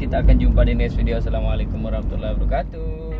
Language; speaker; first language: Indonesian; native; Indonesian